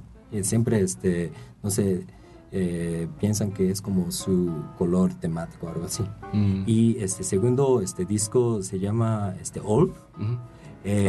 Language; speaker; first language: Spanish; non-native, fluent; Japanese